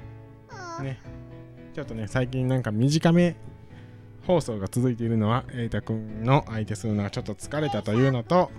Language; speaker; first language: Japanese; native; Japanese